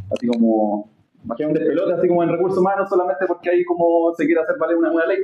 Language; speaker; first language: Spanish; native; Spanish